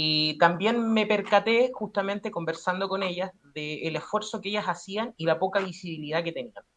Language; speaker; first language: Spanish; native; Spanish